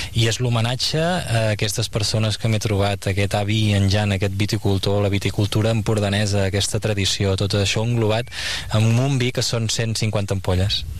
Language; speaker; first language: Catalan; native; Catalan